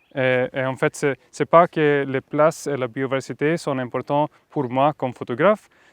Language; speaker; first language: French; non-native, fluent; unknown